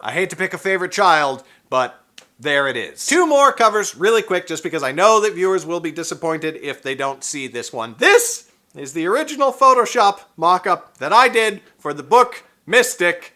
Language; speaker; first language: English; native; English